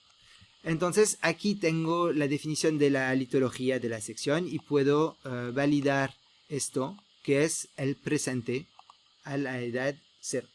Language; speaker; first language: Spanish; non-native, fluent; French